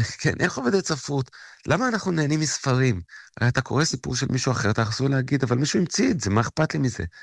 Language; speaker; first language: Hebrew; native; Hebrew